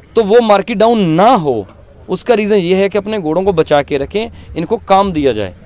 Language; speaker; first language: Hindi; native; Hindi